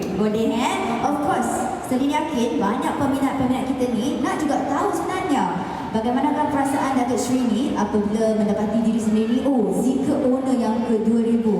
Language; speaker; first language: Malay; native; Malay